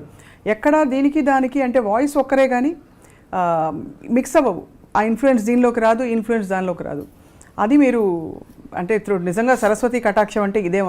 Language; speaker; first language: Telugu; native; Telugu